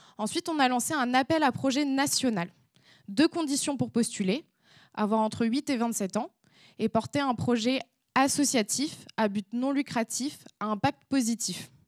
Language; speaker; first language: French; native; French